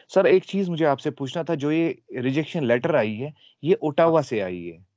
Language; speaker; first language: Hindi; native; Hindi